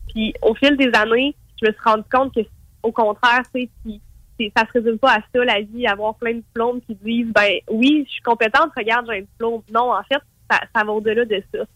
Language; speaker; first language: French; native; French